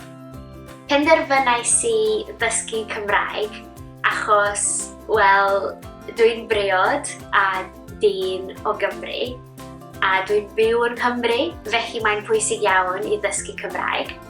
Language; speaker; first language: Welsh; non-native, learner; Romanian